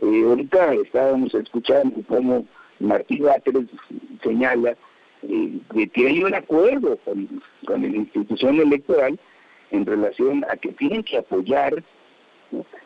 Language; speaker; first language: Spanish; native; Spanish